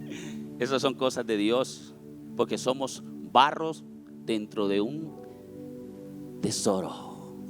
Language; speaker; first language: Spanish; native; Spanish